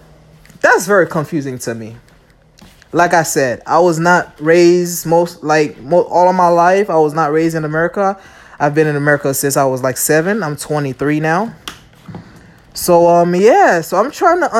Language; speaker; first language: English; native; English